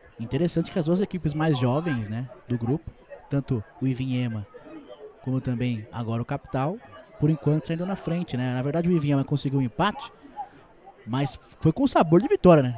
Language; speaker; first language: Portuguese; native; Portuguese